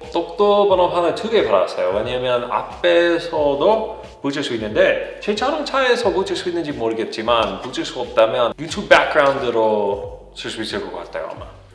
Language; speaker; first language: Korean; non-native, fluent; English